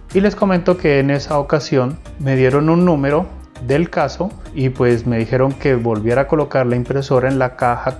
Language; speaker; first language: Spanish; native; Spanish